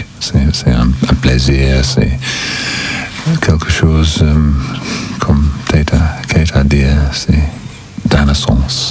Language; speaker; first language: French; non-native, learner; English